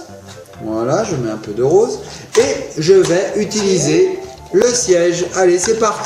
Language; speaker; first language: French; native; French